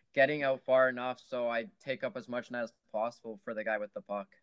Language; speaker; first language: English; native; English